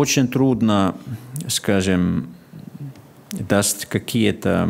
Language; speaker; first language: Russian; non-native, fluent; Finnish